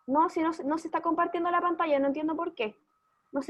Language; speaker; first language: Spanish; native; Spanish